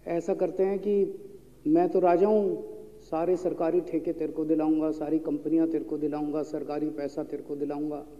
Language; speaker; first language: Hindi; native; Hindi